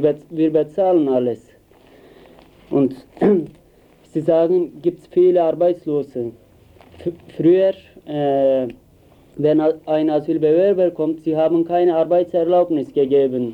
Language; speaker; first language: German; non-native, learner; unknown